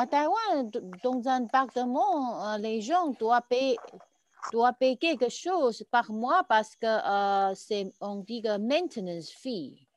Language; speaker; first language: French; non-native, learner; Chinese